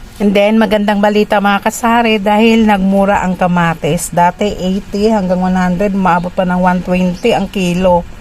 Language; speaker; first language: Filipino; non-native, local second language; Cebuano